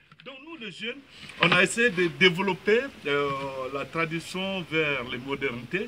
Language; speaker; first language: French; non-native, local second language; Bambara